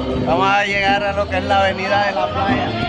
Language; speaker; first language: Spanish; native; Spanish